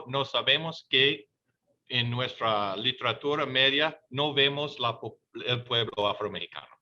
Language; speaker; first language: Spanish; non-native, fluent; English